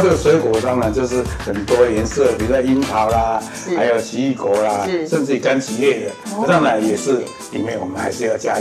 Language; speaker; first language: Chinese; native; Chinese